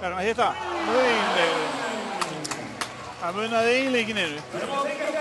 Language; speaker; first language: Icelandic; native; Icelandic